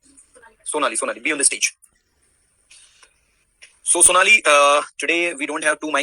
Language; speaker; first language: English; non-native, fluent; Hindi